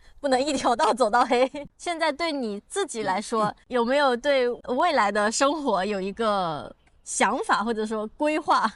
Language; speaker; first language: Chinese; native; Chinese